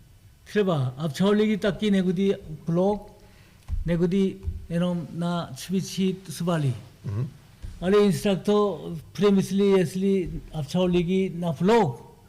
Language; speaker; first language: Czech; non-native, learner; Korean